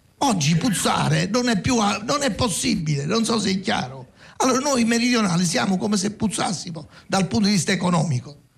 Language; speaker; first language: Italian; native; Italian